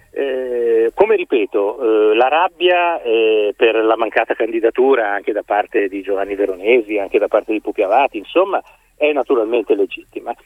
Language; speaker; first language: Italian; native; Italian